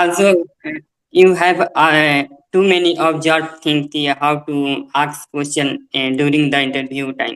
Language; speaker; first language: English; non-native, learner; Hindi